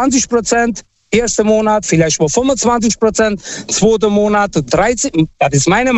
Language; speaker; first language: German; non-native, fluent; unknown